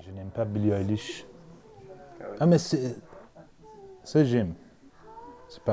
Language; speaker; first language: French; non-native, learner; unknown